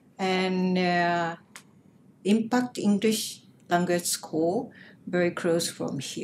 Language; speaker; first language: English; non-native, learner; Japanese